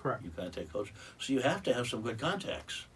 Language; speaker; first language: English; native; English